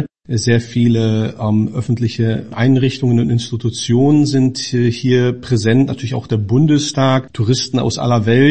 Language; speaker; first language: German; native; German